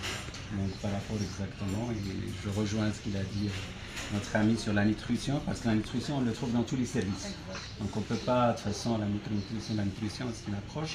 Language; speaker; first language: French; non-native, local second language; Arabic